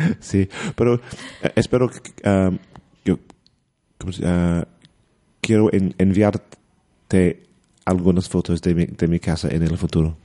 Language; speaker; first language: Spanish; non-native, learner; English